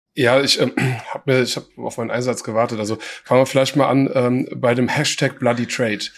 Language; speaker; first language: German; early bilingual, other home language; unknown